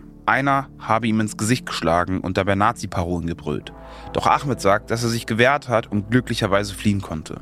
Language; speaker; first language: German; native; German